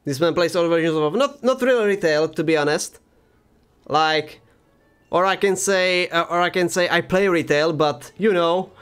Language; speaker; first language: English; non-native, fluent; Czech